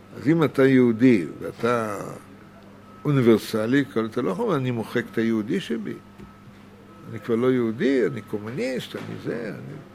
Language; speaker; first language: Hebrew; native; Hebrew